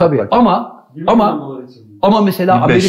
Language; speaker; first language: Turkish; native; Turkish